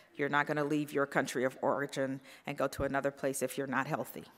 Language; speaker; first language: English; native; English